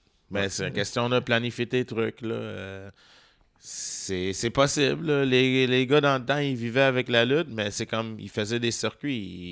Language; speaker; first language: French; native; French